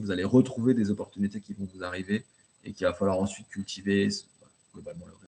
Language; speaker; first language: French; native; French